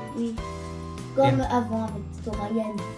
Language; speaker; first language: French; early bilingual, other home language; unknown